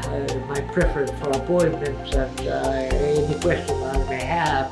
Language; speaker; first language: English; non-native, local second language; Spanish